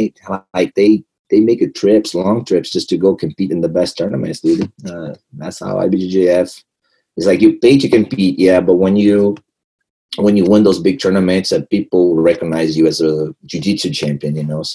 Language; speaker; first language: English; non-native, fluent; Portuguese